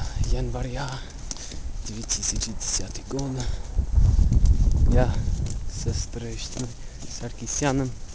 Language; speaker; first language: Russian; non-native, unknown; English